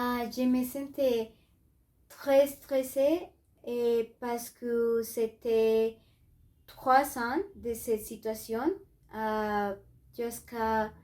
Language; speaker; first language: French; non-native, learner; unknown